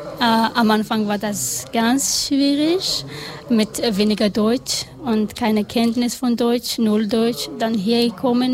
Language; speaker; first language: German; non-native, learner; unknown